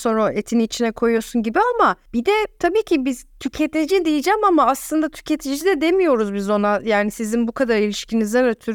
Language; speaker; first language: Turkish; native; Turkish